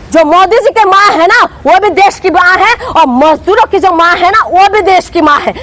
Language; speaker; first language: Hindi; non-native, local second language; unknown